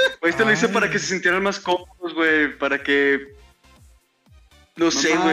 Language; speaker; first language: Spanish; native; Spanish